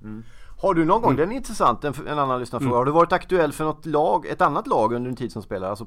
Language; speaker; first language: Swedish; native; Swedish